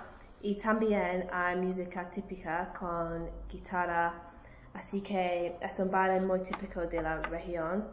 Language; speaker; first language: Spanish; non-native, learner; English